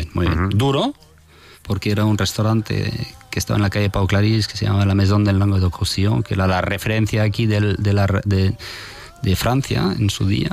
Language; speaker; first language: Spanish; non-native, fluent; French